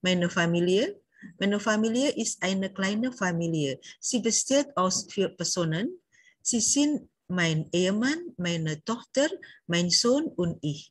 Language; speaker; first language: German; non-native, learner; Indonesian